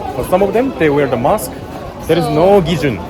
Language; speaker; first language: English; non-native, learner; Korean